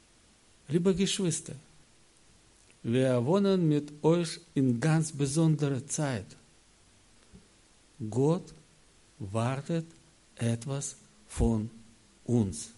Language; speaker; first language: German; non-native, learner; Russian